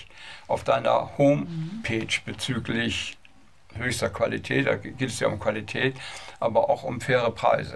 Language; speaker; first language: German; native; German